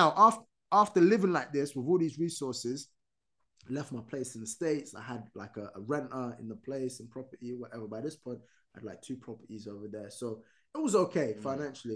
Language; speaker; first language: English; non-native, fluent; Arabic